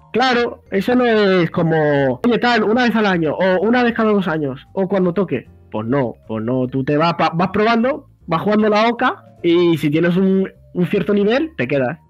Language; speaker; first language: Spanish; early bilingual, other home language; Russian